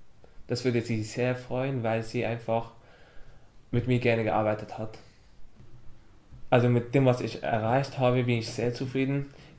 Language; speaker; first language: German; non-native, fluent; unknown